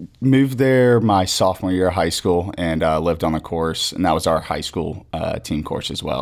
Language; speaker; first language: English; native; English